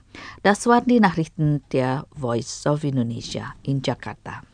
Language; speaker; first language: German; non-native, fluent; Indonesian